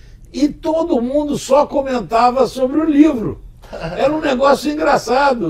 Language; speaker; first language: Portuguese; early bilingual, other home language; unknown